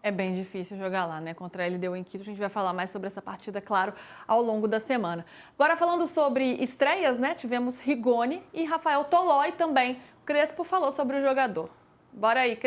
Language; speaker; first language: Portuguese; native; Portuguese